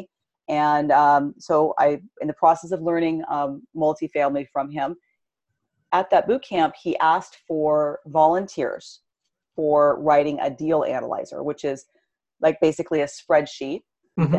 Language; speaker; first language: English; native; English